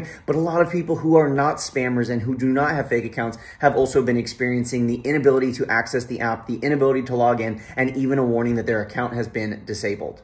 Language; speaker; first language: English; native; English